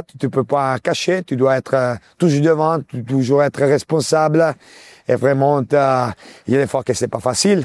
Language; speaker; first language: French; non-native, local second language; Italian